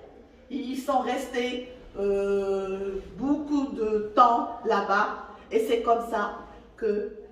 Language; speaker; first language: French; non-native, local second language; Arabic